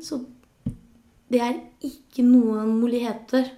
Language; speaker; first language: Norwegian; non-native, local second language; Spanish